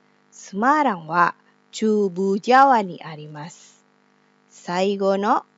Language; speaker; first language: Japanese; non-native, learner; Indonesian